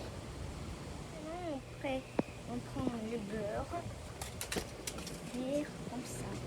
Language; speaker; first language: French; non-native, learner; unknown